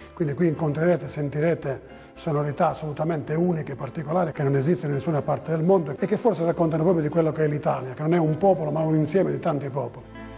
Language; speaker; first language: Italian; native; Italian